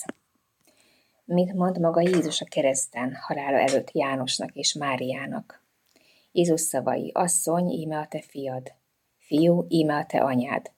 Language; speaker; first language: Hungarian; native; Hungarian